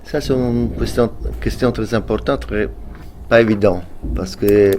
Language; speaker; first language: French; non-native, fluent; Italian